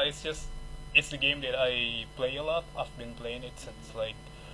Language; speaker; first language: English; non-native, fluent; Indonesian